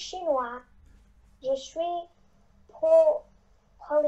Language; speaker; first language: French; non-native, learner; Chinese